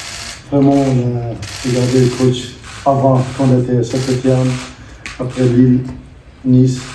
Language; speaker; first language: French; non-native, learner; Arabic